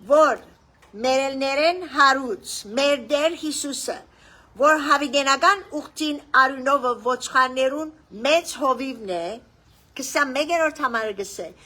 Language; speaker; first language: Armenian; early bilingual, heritage; Armenian